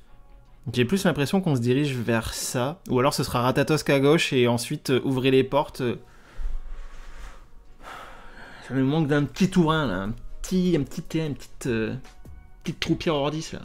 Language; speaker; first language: French; native; French